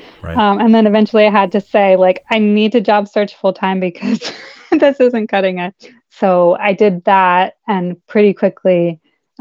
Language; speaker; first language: English; native; English